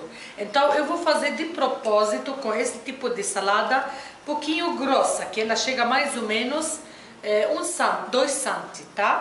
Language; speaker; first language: Portuguese; non-native, fluent; Arabic